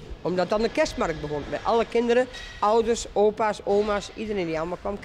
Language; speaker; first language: Dutch; native; Dutch